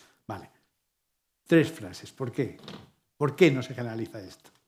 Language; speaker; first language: Spanish; native; Spanish